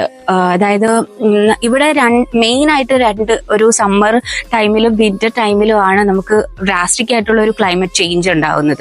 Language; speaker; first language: Malayalam; native; Malayalam